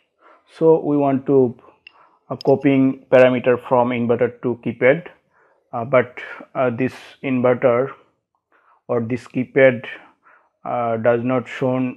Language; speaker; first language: English; non-native, learner; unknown